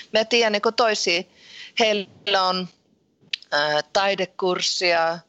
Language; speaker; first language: Finnish; early bilingual, heritage; Finnish